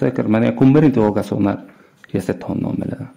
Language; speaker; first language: Swedish; non-native, learner; Arabic